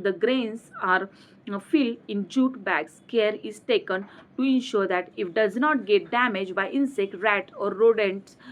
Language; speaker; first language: English; non-native, local second language; Marathi